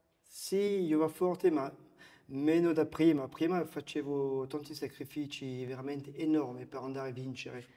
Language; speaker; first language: Italian; non-native, fluent; French